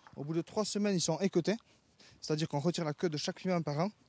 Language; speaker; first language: French; native; French